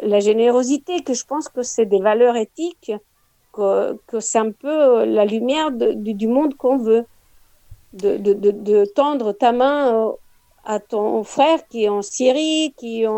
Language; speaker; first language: French; non-native, fluent; Spanish